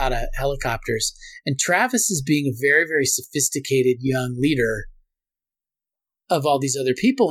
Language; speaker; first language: English; native; English